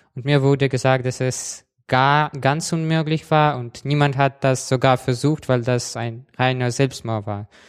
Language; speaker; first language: German; non-native, fluent; Russian